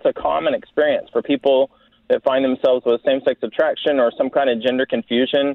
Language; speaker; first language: English; native; English